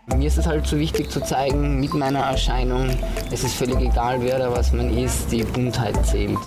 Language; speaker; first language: German; native; German